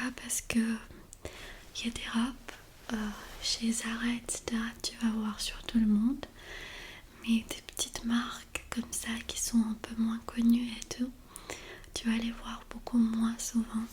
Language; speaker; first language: French; non-native, fluent; Armenian